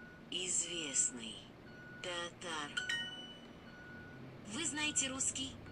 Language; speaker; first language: Russian; non-native, learner; English